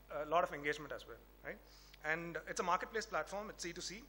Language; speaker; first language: English; non-native, local second language; Tamil